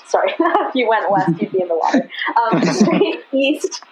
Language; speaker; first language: English; native; English